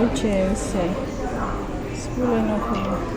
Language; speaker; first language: Turkish; non-native, learner; Indonesian